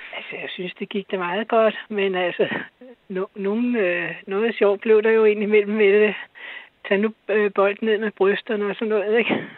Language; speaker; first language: Danish; native; Danish